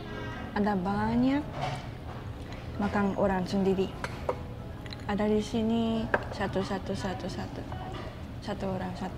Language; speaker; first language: Indonesian; non-native, learner; Japanese